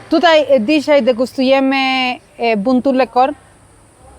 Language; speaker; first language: Polish; non-native, learner; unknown